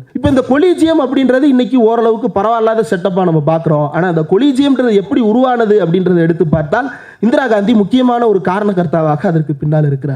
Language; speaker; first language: Tamil; native; Tamil